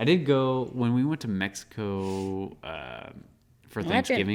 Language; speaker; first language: English; native; English